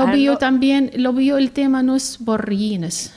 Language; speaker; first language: Spanish; non-native, learner; Arabic